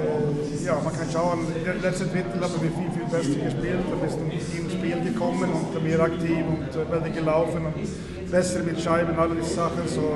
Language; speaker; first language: German; non-native, fluent; Swedish